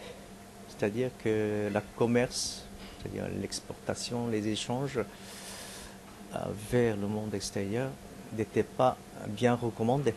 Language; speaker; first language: French; non-native, fluent; Korean